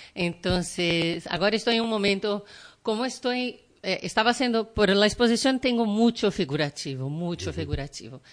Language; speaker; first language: Spanish; non-native, learner; Portuguese